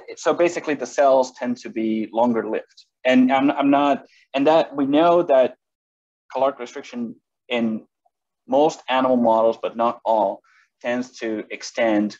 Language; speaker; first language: English; non-native, fluent; Portuguese